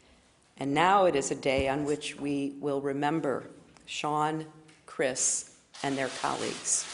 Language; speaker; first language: English; native; English